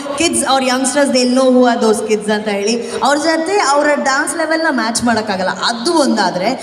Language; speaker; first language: Kannada; non-native, local second language; Tulu